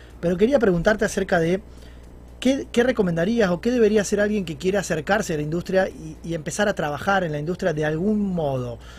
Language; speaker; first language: Spanish; native; Spanish